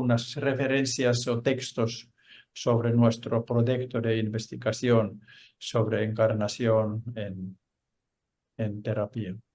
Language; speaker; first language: Spanish; non-native, fluent; Finnish